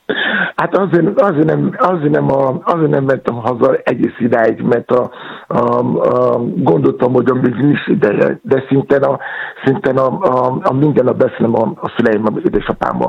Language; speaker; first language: Hungarian; non-native, fluent; Yoruba